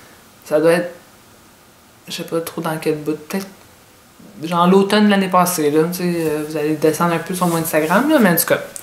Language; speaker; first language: French; native; French